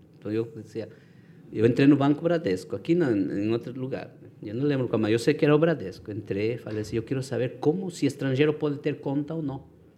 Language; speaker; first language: Portuguese; non-native, fluent; Spanish